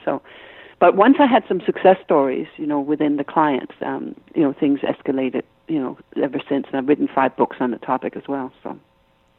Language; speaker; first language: English; non-native, fluent; Danish